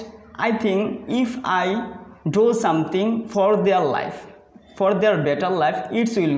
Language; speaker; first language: English; non-native, learner; Bangla